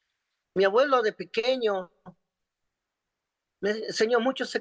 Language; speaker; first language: Spanish; non-native, local second language; Quechua